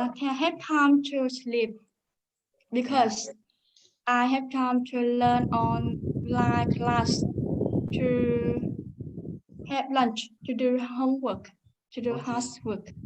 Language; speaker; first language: English; non-native, learner; Vietnamese